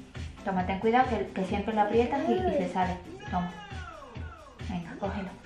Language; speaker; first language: Spanish; native; Spanish